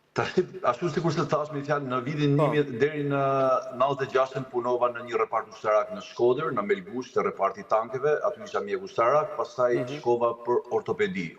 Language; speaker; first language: Albanian; native; Albanian